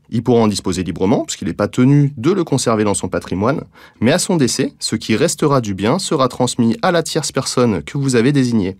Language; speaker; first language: French; native; French